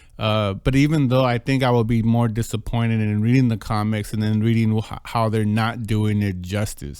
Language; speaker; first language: English; native; English